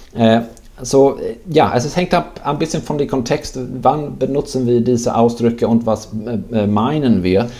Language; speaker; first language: German; non-native, fluent; Swedish